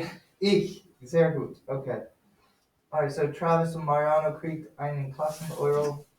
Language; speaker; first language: German; non-native, fluent; English